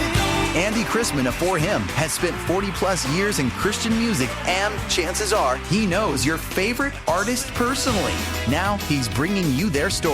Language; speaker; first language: English; native; English